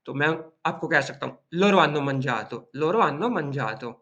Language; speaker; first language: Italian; non-native, fluent; Urdu